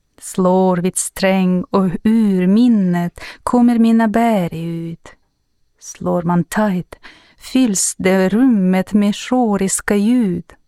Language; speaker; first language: Swedish; non-native, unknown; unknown